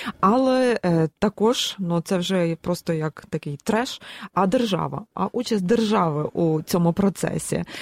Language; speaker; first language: Ukrainian; native; Ukrainian